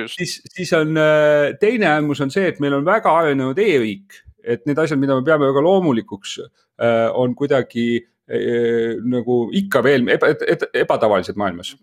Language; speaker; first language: Estonian; native; Estonian